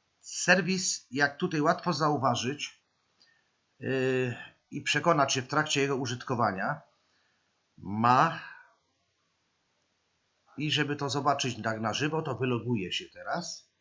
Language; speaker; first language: Polish; native; Polish